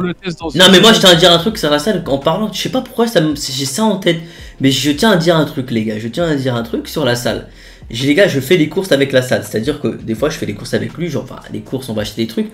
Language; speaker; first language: French; native; French